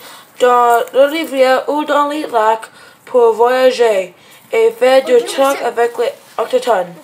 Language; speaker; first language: French; non-native, learner; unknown